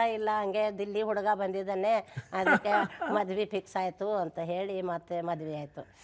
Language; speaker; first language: Kannada; non-native, local second language; Marathi